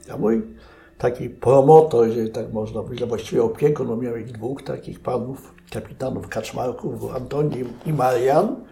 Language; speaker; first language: Polish; native; Polish